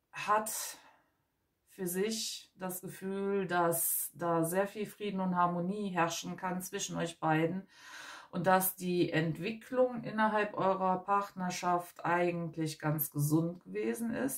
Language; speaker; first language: German; native; German